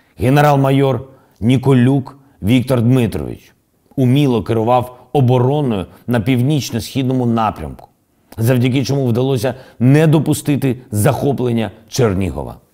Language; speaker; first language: Ukrainian; non-native, local second language; Russian